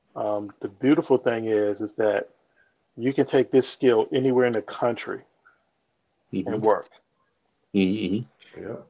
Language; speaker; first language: English; native; English